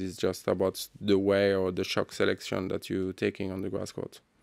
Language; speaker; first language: English; non-native, fluent; French